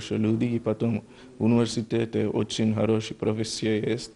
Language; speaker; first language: Russian; non-native, learner; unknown